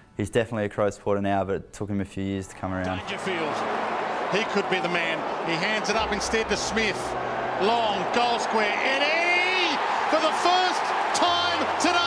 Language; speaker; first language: English; native; English